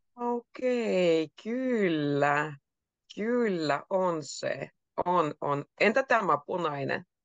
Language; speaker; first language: Finnish; native; Finnish